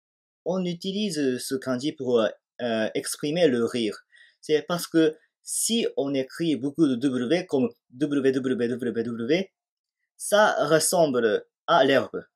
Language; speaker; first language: French; non-native, fluent; Japanese